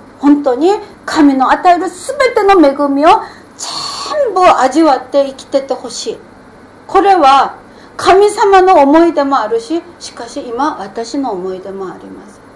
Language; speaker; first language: Japanese; non-native, fluent; Korean